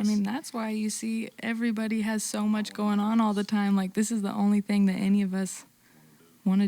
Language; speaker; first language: English; native; English